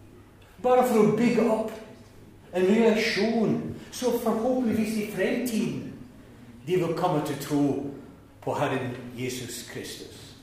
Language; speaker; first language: Norwegian; non-native, fluent; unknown